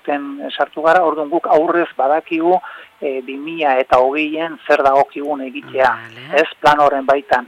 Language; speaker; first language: Basque; native; Basque